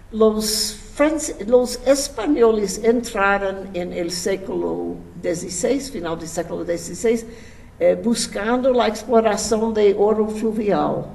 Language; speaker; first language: Spanish; non-native, fluent; English